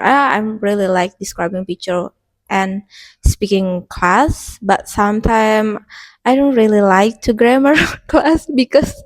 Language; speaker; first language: English; non-native, learner; Indonesian